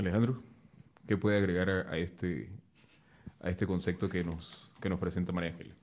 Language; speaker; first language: Spanish; native; Spanish